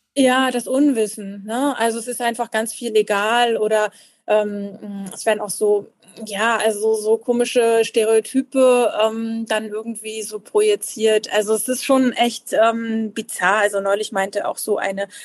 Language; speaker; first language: German; native; German